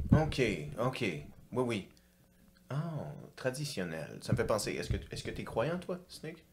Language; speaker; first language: French; native; French